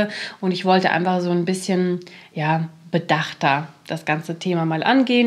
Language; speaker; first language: German; native; German